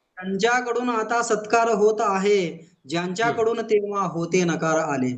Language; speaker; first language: Marathi; non-native, local second language; Telugu